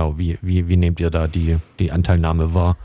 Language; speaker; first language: German; native; German